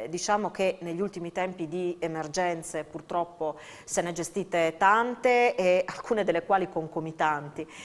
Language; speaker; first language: Italian; native; Italian